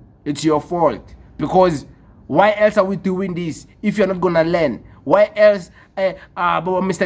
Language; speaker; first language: English; non-native, local second language; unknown